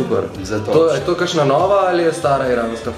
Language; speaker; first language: Slovenian; native; Slovenian